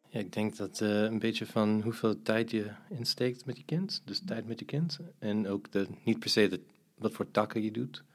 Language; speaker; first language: Dutch; non-native, fluent; English